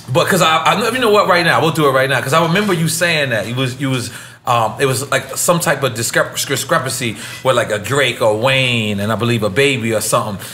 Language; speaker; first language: English; native; English